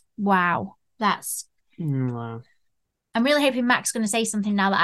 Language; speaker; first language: English; native; English